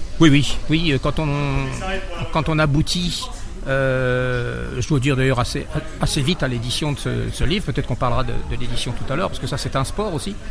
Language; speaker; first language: French; native; French